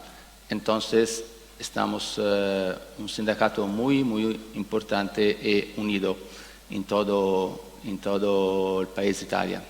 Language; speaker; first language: Spanish; non-native, learner; Italian